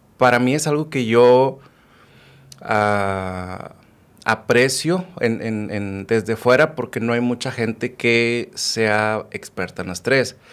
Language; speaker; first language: Spanish; native; Spanish